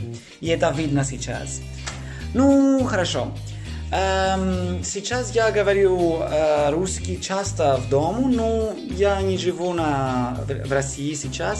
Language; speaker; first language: Russian; early bilingual, heritage; Russian